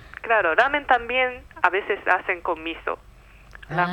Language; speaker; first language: Spanish; non-native, fluent; Japanese